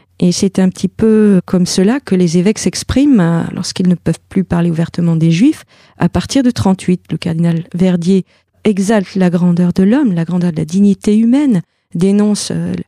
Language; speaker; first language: French; native; French